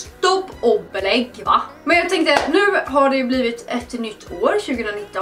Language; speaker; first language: Swedish; native; Swedish